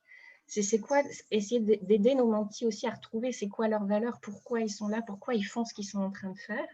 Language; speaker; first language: French; native; French